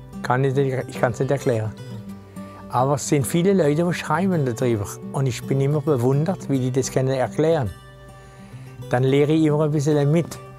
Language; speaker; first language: German; non-native, local second language; Swiss German